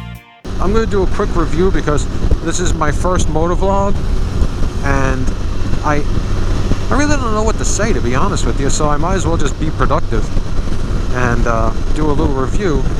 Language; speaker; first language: English; native; English